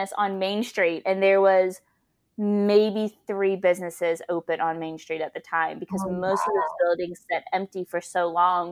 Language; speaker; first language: English; native; English